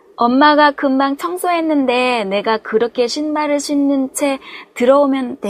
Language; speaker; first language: Korean; non-native, fluent; Vietnamese